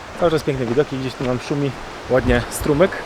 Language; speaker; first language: Polish; native; Polish